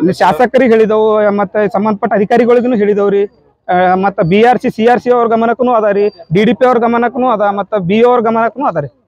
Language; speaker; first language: Kannada; native; Kannada